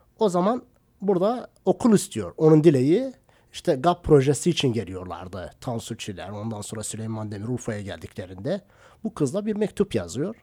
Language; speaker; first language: Turkish; non-native, local second language; Kurdish